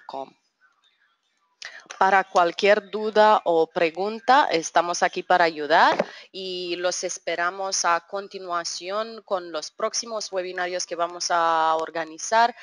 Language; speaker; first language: Spanish; non-native, fluent; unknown